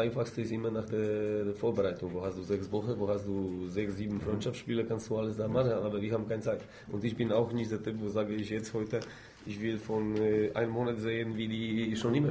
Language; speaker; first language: German; non-native, fluent; Polish